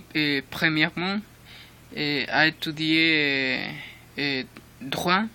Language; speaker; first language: French; non-native, learner; Spanish